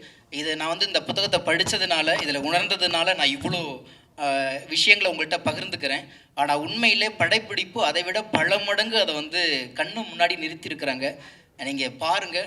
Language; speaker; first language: Tamil; native; Tamil